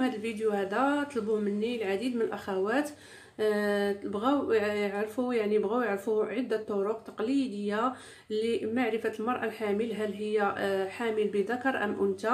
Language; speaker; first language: Arabic; native; Arabic